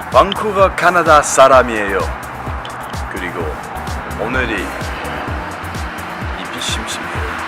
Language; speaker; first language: Korean; non-native, learner; English